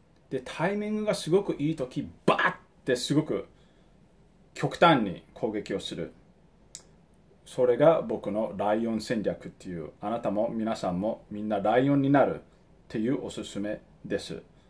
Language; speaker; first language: Japanese; early bilingual, heritage; Japanese